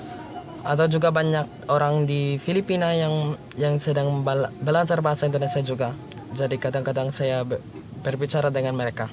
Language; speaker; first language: Indonesian; non-native, learner; Filipino